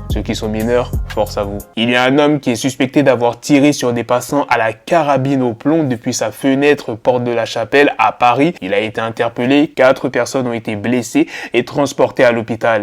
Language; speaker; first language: French; native; French